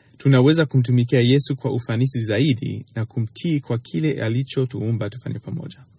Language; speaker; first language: Swahili; early bilingual, other home language; English